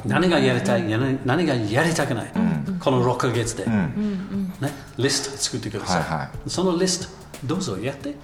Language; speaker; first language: Japanese; non-native, learner; English